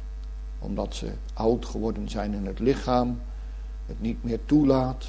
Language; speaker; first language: Dutch; native; Dutch